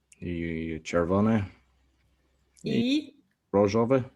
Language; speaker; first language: Polish; non-native, learner; English